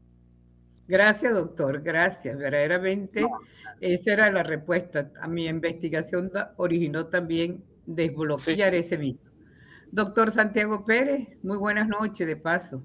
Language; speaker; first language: Spanish; native; Spanish